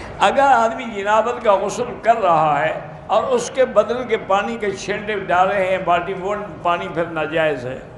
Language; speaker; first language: Urdu; early bilingual, heritage; Urdu